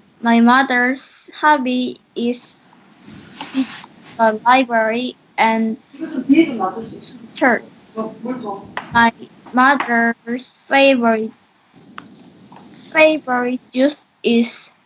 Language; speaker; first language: English; non-native, learner; Korean